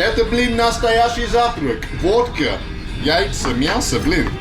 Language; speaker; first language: Russian; non-native, learner; English